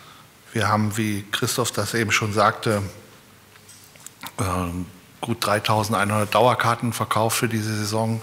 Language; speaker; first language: German; native; German